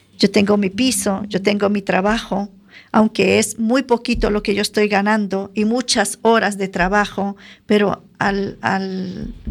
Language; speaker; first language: Spanish; non-native, fluent; Arabic